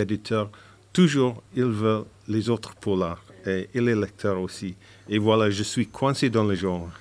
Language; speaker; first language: French; non-native, fluent; English